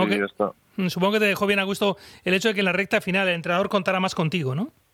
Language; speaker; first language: Spanish; native; Spanish